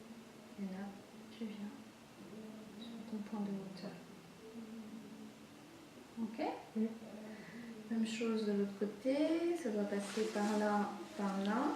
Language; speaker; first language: French; native; French